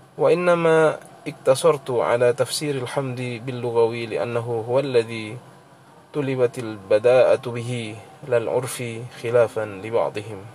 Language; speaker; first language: Arabic; non-native, fluent; Indonesian